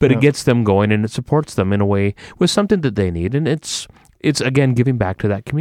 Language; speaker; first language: English; native; English